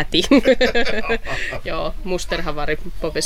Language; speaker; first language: Swedish; non-native, local second language; Finnish